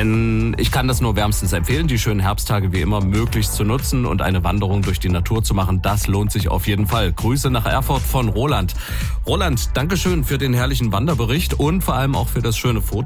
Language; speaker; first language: German; native; German